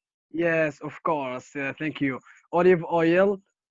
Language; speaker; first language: English; non-native, learner; Arabic